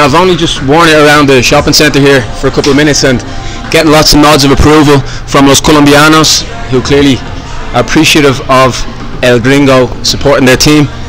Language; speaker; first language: English; native; English